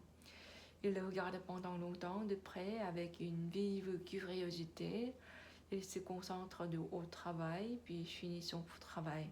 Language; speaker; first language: French; non-native, learner; Korean